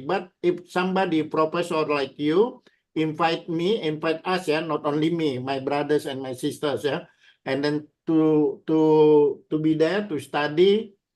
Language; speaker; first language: English; non-native, learner; Indonesian